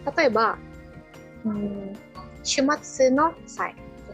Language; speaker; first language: Japanese; non-native, learner; Indonesian